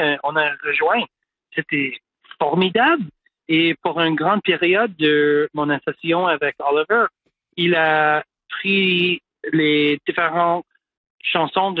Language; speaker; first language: French; non-native, local second language; English